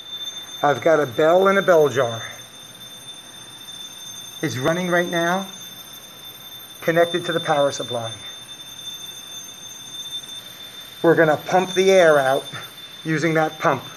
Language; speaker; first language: English; native; English